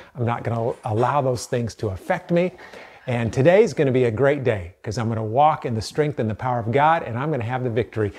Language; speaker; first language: English; native; English